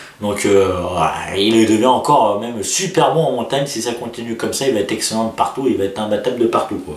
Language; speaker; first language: French; native; French